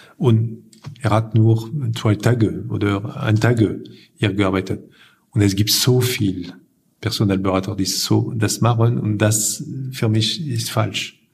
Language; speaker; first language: German; non-native, fluent; French